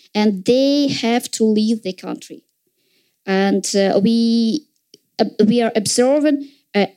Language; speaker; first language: English; non-native, fluent; Russian